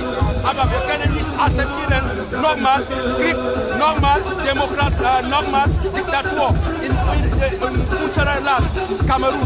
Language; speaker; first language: German; non-native, learner; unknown